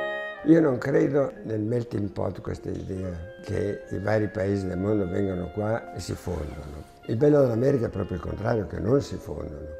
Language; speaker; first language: Italian; native; Italian